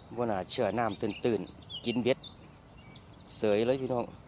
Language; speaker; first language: Thai; native; Thai